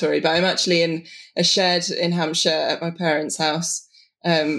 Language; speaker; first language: English; native; English